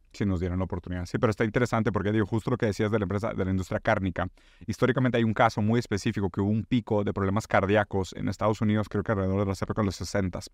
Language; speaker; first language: Spanish; non-native, fluent; Portuguese